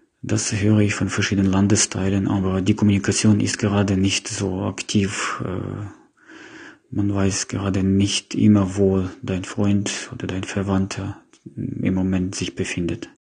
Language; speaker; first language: German; non-native, fluent; Ukrainian